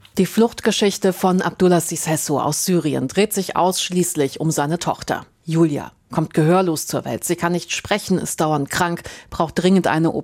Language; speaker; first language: German; native; German